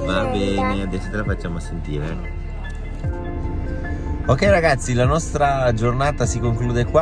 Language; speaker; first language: Italian; native; Italian